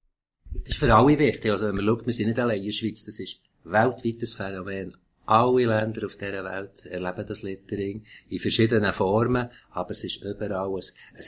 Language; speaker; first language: German; native; German